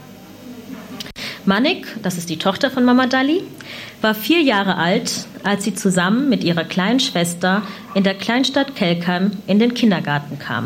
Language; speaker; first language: German; early bilingual, other home language; Punjabi